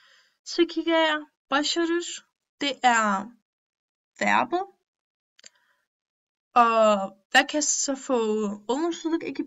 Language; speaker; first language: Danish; early bilingual, other home language; Turkish